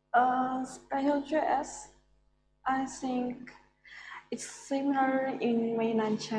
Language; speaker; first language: English; non-native, fluent; Chinese